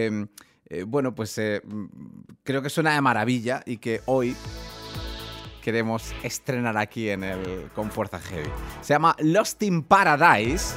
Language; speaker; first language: Spanish; native; Spanish